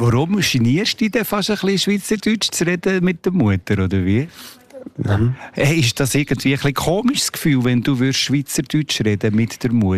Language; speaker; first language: German; native; German